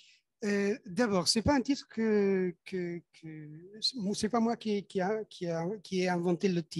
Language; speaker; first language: French; non-native, fluent; Persian